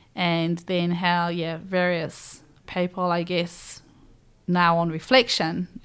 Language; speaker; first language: English; native; English